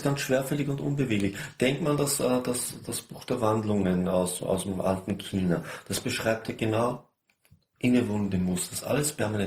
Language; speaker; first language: German; native; German